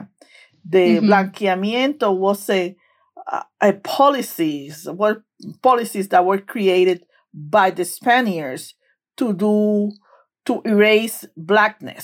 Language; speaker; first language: English; non-native, fluent; Spanish